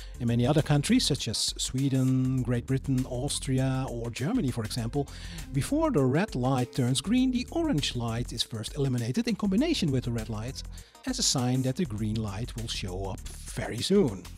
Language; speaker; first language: English; non-native, fluent; Dutch